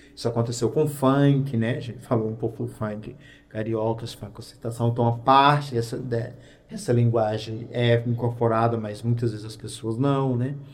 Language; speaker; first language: Portuguese; native; Portuguese